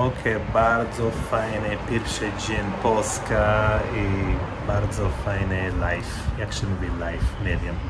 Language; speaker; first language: Polish; non-native, learner; English